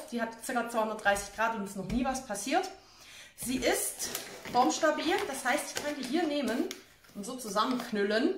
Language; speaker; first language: German; native; German